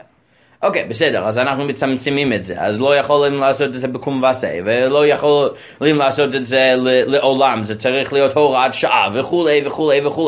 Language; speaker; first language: Hebrew; non-native, fluent; English